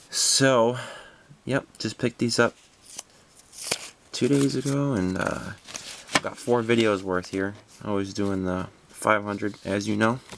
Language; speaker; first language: English; native; English